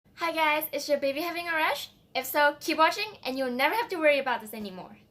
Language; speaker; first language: English; non-native, fluent; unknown